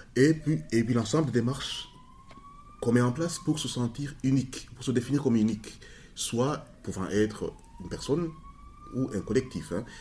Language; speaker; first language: French; non-native, local second language; Kinyarwanda